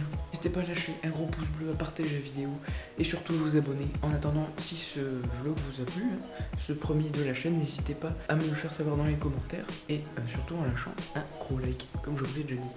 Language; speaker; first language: French; native; French